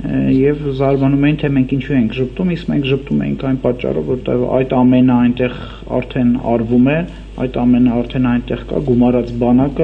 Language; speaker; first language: Armenian; native; Armenian